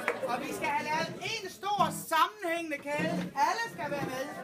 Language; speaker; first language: Danish; native; Danish